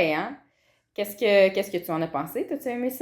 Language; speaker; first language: French; native; French